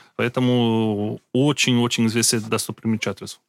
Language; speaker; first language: Russian; non-native, learner; Portuguese